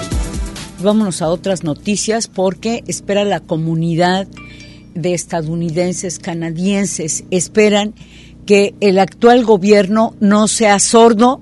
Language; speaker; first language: Spanish; native; Spanish